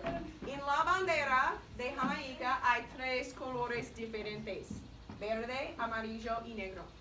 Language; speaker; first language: Spanish; non-native, fluent; English